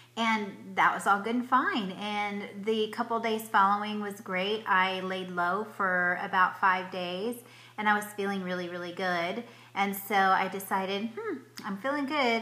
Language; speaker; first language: English; native; English